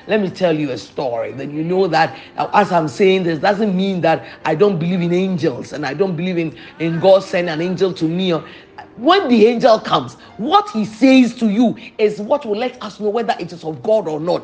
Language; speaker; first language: English; non-native, local second language; Akan